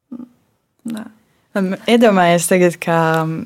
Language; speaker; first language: Latvian; native; Latvian